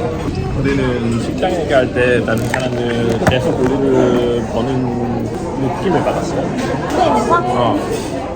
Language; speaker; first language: Korean; non-native, learner; Hungarian